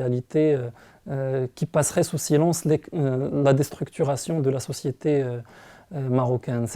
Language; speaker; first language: French; non-native, local second language; Arabic